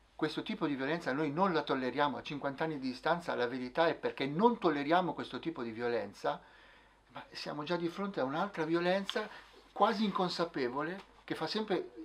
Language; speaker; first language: Italian; native; Italian